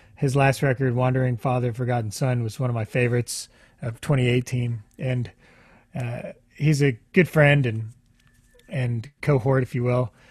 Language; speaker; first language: English; native; English